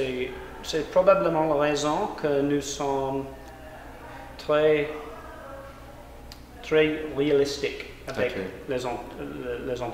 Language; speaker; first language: French; non-native, learner; English